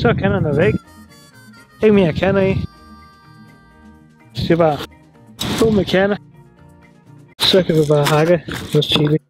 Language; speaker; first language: Danish; non-native, learner; Swahili